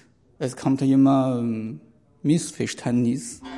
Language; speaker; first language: German; non-native, learner; Chinese